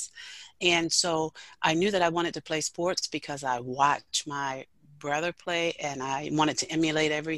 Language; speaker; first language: English; native; English